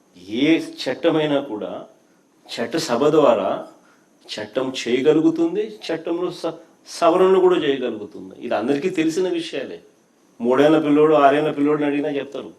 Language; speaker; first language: Telugu; native; Telugu